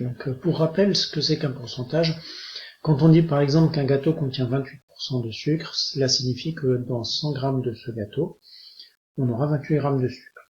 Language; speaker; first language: French; native; French